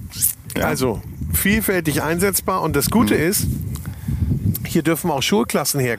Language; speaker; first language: German; native; German